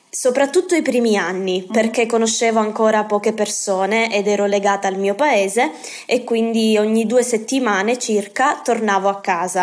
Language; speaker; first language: Italian; native; Italian